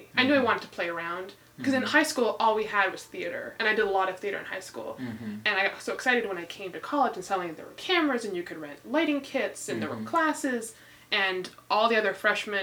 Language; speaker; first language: English; native; English